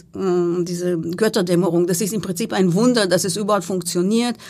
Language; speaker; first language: German; non-native, fluent; Hebrew